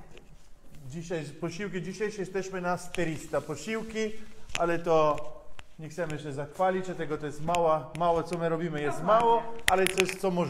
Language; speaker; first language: Polish; non-native, learner; Italian